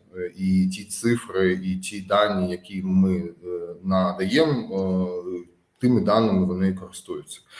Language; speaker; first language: Ukrainian; native; Ukrainian